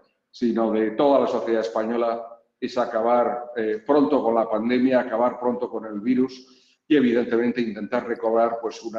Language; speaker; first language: Spanish; native; Spanish